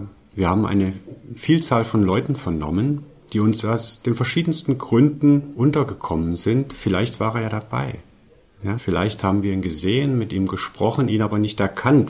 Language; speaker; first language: German; native; German